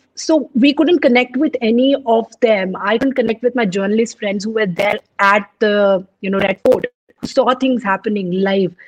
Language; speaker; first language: English; non-native, local second language; Punjabi